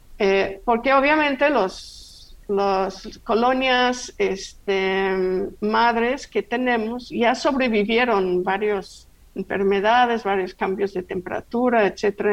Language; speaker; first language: Spanish; non-native, fluent; English